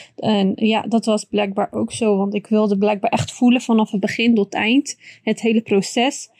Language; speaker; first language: Dutch; early bilingual, other home language; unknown